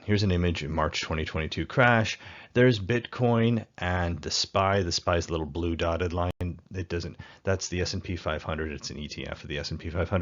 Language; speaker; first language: English; native; English